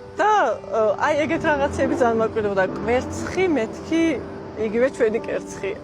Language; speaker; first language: Georgian; early bilingual, heritage; Georgian